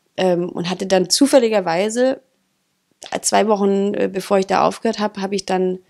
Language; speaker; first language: German; non-native, fluent; Danish